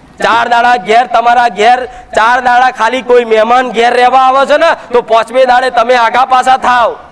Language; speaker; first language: Gujarati; native; Gujarati